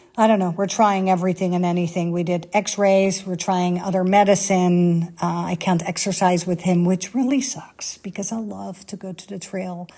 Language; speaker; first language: English; non-native, fluent; Dutch